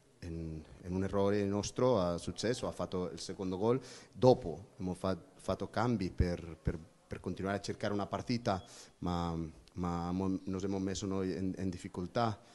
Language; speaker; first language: Italian; non-native, learner; Spanish